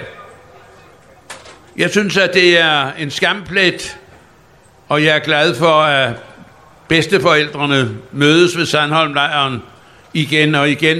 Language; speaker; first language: Danish; native; Danish